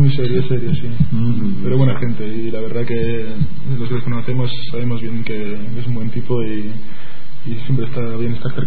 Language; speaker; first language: Spanish; native; Spanish